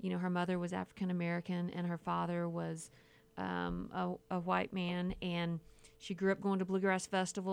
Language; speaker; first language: English; native; English